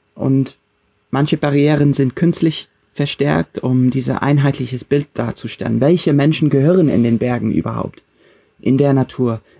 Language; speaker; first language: German; non-native, fluent; English